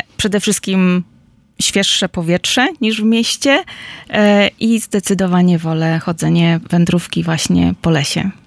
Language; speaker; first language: Polish; native; Polish